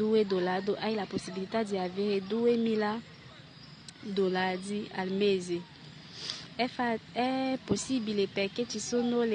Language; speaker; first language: Italian; non-native, learner; French